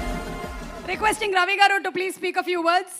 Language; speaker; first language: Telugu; native; Telugu